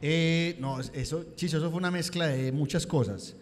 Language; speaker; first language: Spanish; native; Spanish